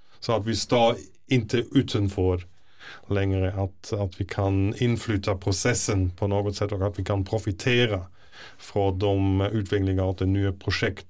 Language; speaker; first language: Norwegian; non-native, fluent; German